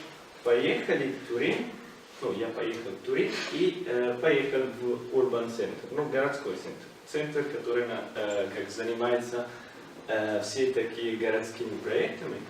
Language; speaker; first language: Russian; non-native, fluent; Italian